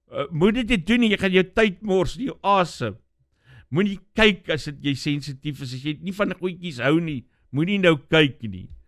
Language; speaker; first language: Afrikaans; native; Afrikaans